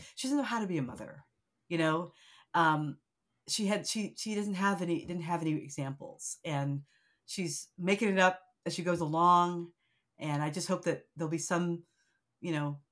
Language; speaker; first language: English; native; English